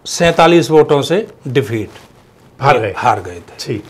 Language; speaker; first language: Hindi; native; Hindi